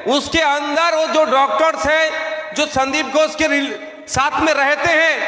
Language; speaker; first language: Hindi; non-native, local second language; Bangla